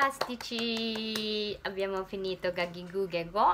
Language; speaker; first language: Italian; non-native, fluent; Japanese